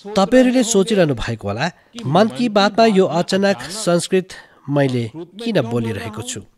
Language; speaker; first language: Nepali; native; Nepali